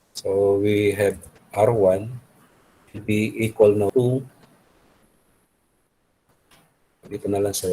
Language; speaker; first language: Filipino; native; Filipino